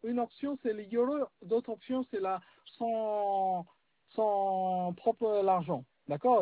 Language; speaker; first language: French; non-native, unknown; Bangla